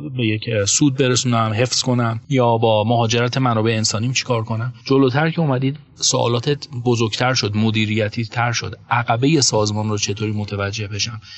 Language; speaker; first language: Persian; native; Persian